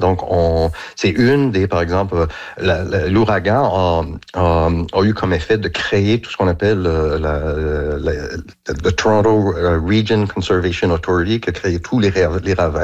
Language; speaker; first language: French; native; French